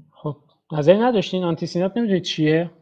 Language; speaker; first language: Persian; native; Persian